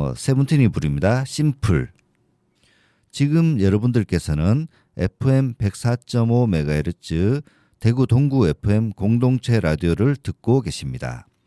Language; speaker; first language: Korean; native; Korean